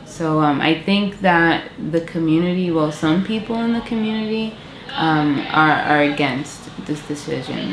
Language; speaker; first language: English; native; English